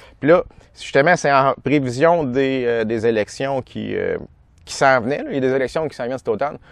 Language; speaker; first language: French; native; French